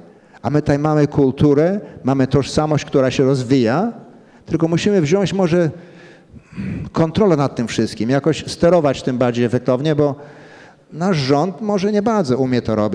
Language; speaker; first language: Polish; early bilingual, heritage; Polish